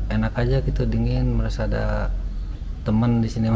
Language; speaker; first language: Indonesian; early bilingual, other home language; Sundanese